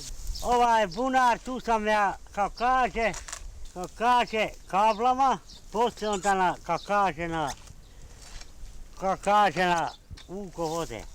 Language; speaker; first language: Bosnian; non-native, local second language; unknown